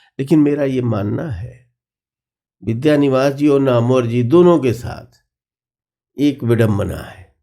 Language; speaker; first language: Hindi; non-native, local second language; Bhojpuri